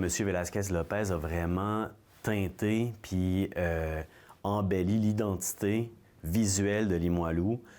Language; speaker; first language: French; native; French